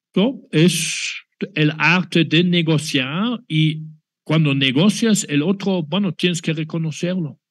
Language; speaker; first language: Spanish; non-native, fluent; German